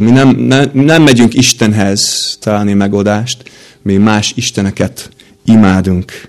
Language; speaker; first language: Hungarian; non-native, fluent; English